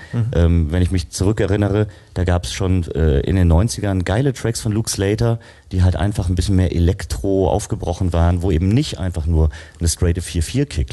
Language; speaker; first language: German; native; German